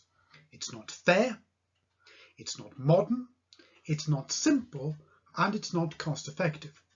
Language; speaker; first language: English; native; English